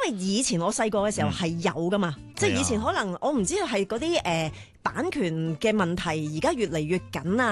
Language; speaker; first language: Cantonese; native; Cantonese